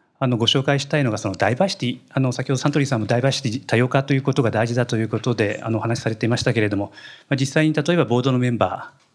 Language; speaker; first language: Japanese; native; Japanese